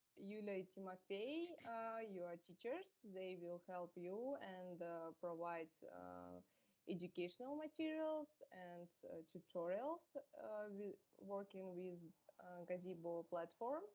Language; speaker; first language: English; non-native, fluent; Russian